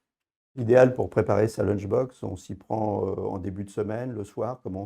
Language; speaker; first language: French; native; French